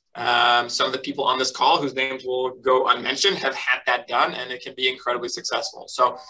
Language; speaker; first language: English; native; English